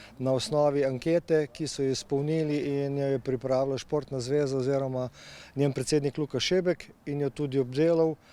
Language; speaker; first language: Slovenian; native; Slovenian